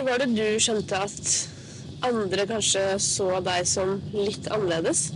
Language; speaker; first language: Norwegian; native; Norwegian